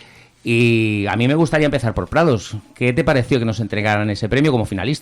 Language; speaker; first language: Spanish; native; Spanish